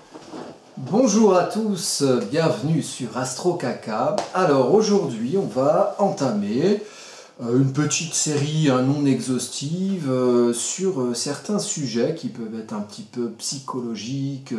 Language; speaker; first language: French; native; French